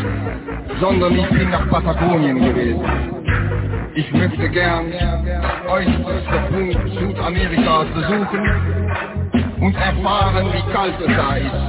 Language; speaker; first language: German; non-native, learner; Dutch